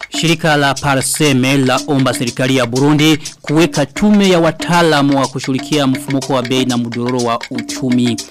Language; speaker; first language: Swahili; non-native, local second language; Rundi